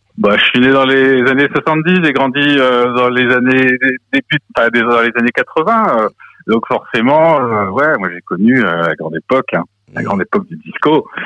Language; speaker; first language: French; early bilingual, other home language; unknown